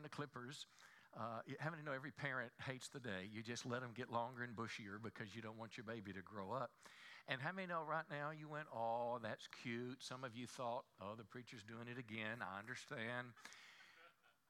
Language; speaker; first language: English; native; English